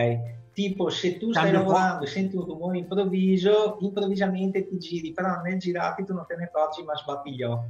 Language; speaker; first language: Italian; native; Italian